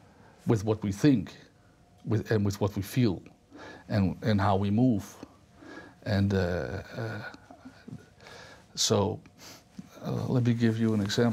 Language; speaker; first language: English; non-native, fluent; Dutch